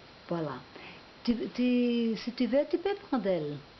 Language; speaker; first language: French; non-native, learner; Portuguese